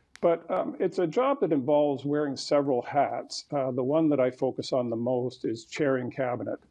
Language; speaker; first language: English; native; English